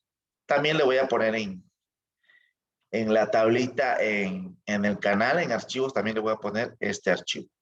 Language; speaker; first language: Spanish; native; Spanish